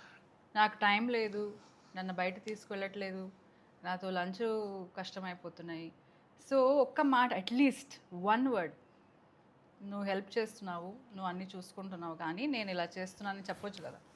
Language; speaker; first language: Telugu; non-native, fluent; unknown